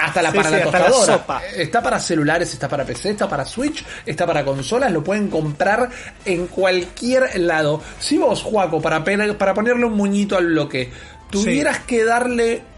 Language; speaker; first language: Spanish; native; Spanish